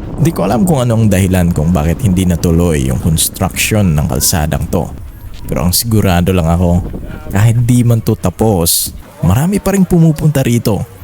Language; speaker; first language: Filipino; non-native, local second language; Bikol